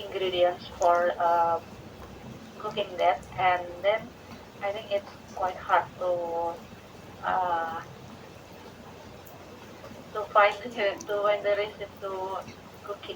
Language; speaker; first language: English; non-native, learner; Indonesian